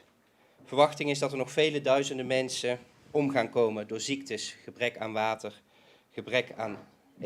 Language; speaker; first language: Dutch; native; Dutch